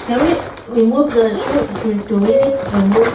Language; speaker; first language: English; non-native, learner; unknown